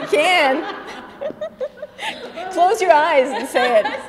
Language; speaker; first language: English; native; English